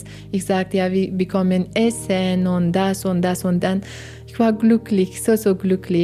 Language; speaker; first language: German; non-native, learner; Persian